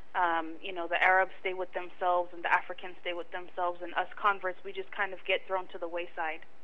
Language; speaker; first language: English; native; English